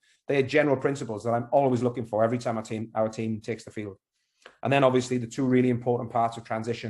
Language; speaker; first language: English; native; English